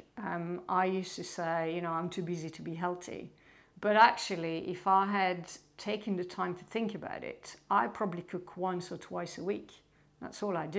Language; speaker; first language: English; non-native, fluent; French